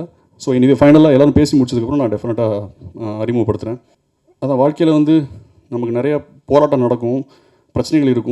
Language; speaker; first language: Tamil; native; Tamil